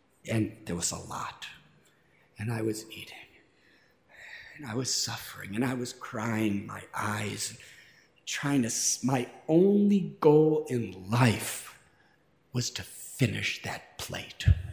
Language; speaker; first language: English; native; English